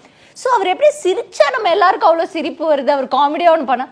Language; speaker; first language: Tamil; native; Tamil